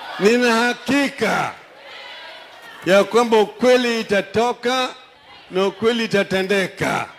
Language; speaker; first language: Swahili; non-native, local second language; Luo (Kenya and Tanzania)